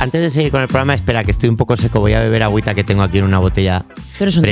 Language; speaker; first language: Spanish; native; Spanish